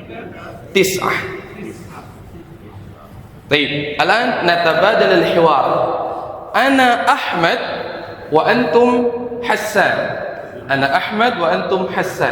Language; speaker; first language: Arabic; non-native, fluent; Indonesian